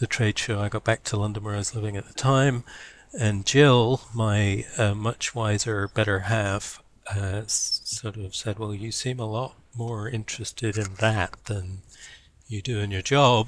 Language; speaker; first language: English; native; English